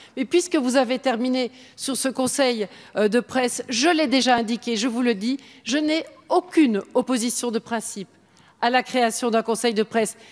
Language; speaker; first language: French; native; French